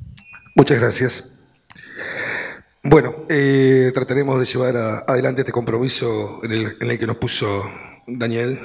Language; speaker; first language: Spanish; native; Spanish